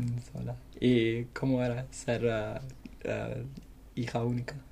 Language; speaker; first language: Spanish; non-native, learner; English